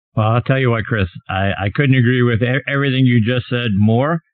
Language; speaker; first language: English; native; English